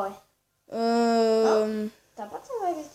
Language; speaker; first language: French; native; French